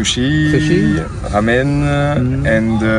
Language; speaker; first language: English; non-native, learner; French